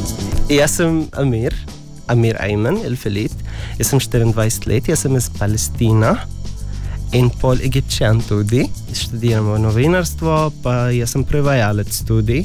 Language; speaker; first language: Slovenian; non-native, learner; Arabic